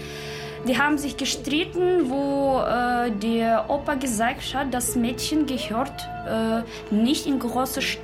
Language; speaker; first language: German; non-native, learner; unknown